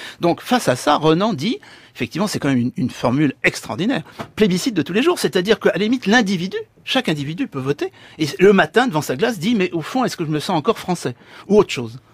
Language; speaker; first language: French; native; French